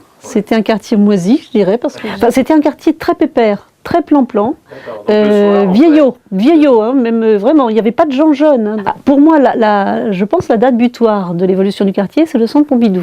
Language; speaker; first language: French; native; French